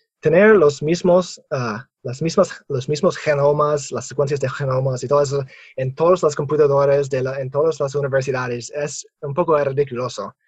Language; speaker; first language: Spanish; non-native, fluent; English